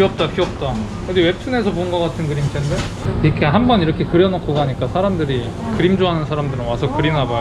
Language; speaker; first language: Korean; native; Korean